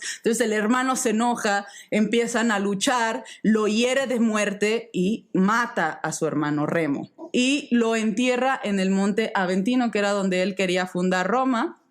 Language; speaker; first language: Spanish; native; Spanish